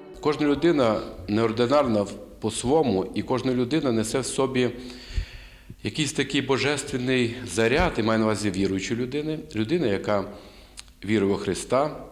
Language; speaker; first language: Ukrainian; native; Ukrainian